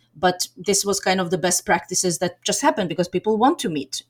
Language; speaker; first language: English; non-native, fluent; Serbian